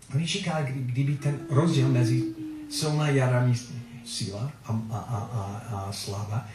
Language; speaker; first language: Czech; non-native, fluent; Filipino